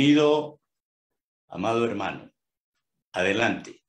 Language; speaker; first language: Spanish; native; Spanish